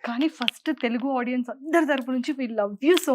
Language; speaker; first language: Telugu; native; Telugu